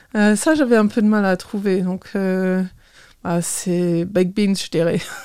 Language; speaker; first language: French; non-native, fluent; English